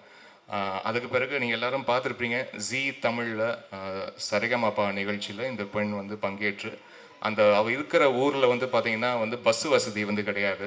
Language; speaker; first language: Tamil; native; Tamil